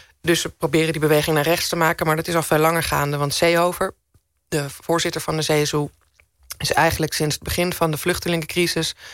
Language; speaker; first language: Dutch; native; Dutch